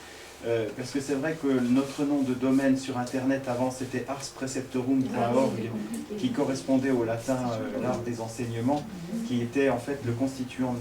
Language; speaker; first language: French; native; French